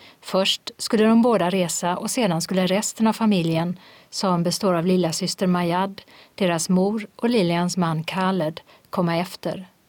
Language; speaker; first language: Swedish; native; Swedish